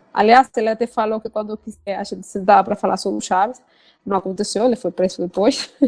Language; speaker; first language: Portuguese; non-native, fluent; Spanish